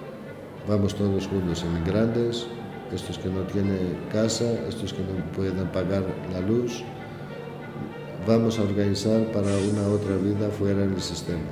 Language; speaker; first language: Spanish; non-native, learner; Greek